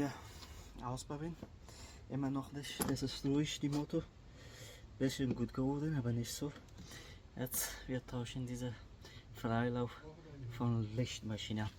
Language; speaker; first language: German; non-native, learner; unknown